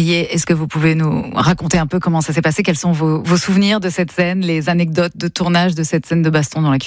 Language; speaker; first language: French; native; French